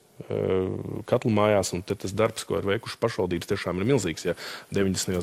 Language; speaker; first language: Latvian; native; Latvian